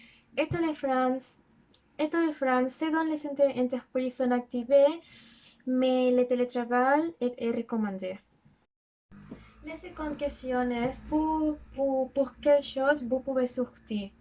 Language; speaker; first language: French; non-native, learner; Spanish